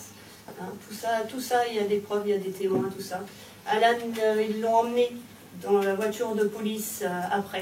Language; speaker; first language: French; native; French